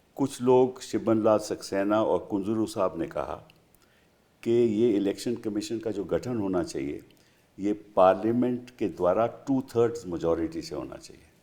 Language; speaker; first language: Hindi; native; Hindi